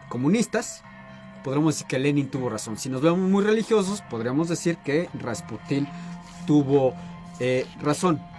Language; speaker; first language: Spanish; native; Spanish